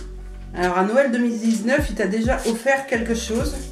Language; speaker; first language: French; native; French